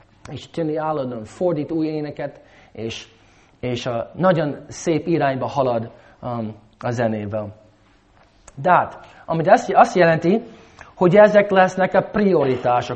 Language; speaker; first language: Hungarian; non-native, fluent; English